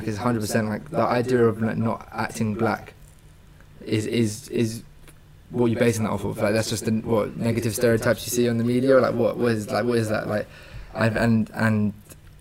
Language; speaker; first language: English; native; English